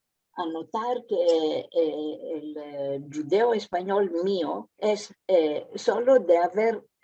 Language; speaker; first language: Spanish; early bilingual, heritage; Ladino